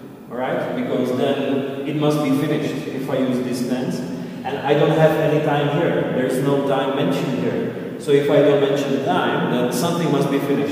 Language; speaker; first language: English; non-native, fluent; Czech